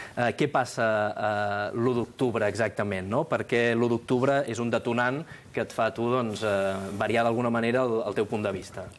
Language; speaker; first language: Catalan; native; Catalan